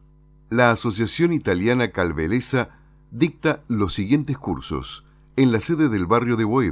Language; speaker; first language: Spanish; native; Spanish